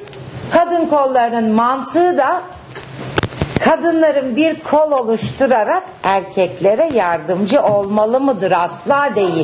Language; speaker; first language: Turkish; native; Turkish